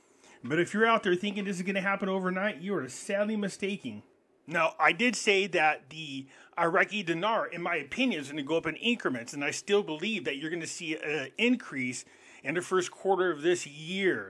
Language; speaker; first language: English; native; English